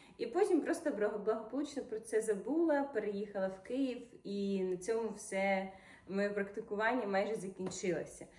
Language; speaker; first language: Ukrainian; non-native, local second language; Russian